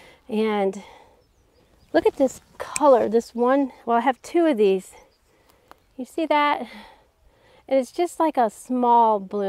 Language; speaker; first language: English; native; English